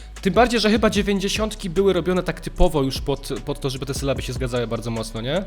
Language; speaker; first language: Polish; native; Polish